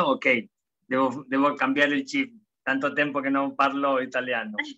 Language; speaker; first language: Italian; non-native, fluent; Spanish